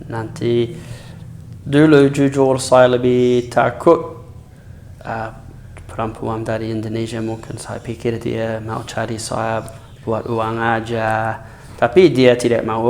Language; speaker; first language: Indonesian; non-native, learner; English